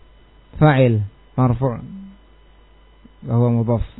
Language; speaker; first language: Arabic; non-native, fluent; Indonesian